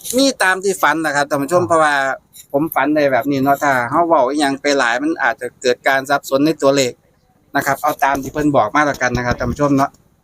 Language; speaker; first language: Thai; native; Thai